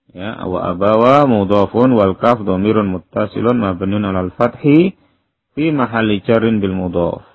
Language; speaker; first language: Arabic; non-native, fluent; Indonesian